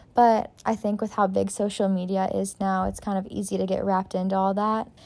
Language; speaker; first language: English; native; English